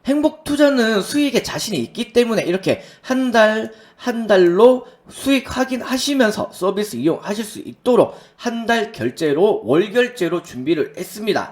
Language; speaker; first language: Korean; native; Korean